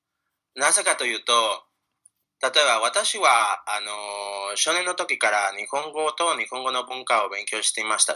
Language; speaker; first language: Japanese; non-native, fluent; Spanish